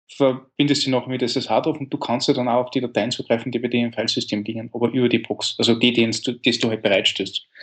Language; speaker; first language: German; native; German